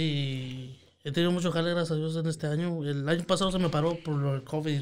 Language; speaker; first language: Spanish; native; Spanish